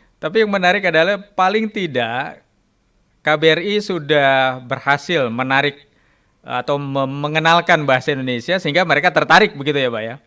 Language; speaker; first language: Indonesian; native; Indonesian